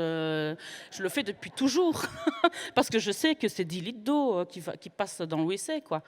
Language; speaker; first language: French; native; French